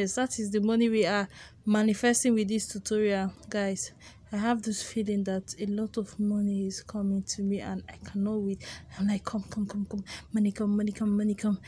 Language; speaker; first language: English; non-native, local second language; Igbo